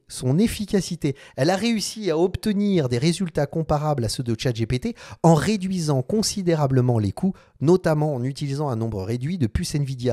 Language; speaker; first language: French; native; French